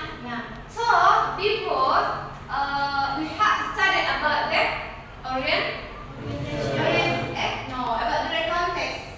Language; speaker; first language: English; non-native, learner; Indonesian